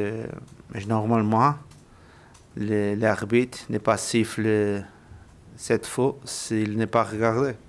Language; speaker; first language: French; non-native, learner; Portuguese